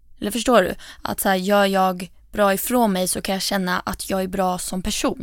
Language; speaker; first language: Swedish; native; Swedish